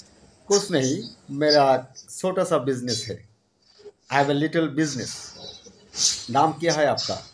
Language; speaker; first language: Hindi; non-native, learner; Bangla